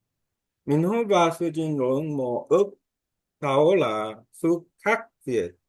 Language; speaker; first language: Vietnamese; non-native, learner; Korean